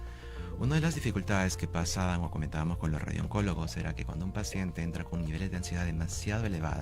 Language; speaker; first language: Spanish; native; Spanish